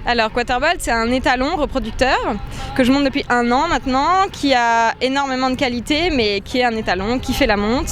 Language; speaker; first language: French; native; French